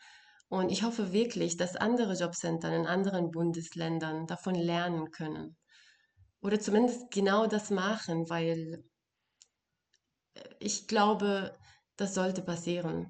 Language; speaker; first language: German; non-native, fluent; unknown